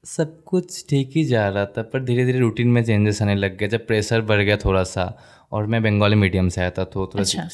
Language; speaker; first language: Hindi; non-native, local second language; Bangla